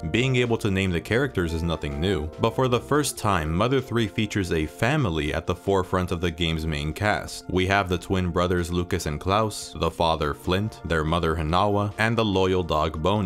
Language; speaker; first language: English; native; English